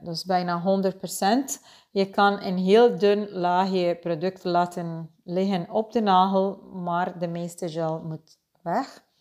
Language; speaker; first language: Dutch; non-native, fluent; Spanish